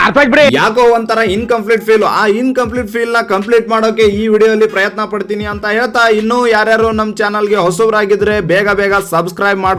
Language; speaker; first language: Kannada; native; Kannada